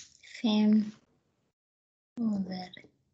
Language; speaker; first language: Swedish; non-native, learner; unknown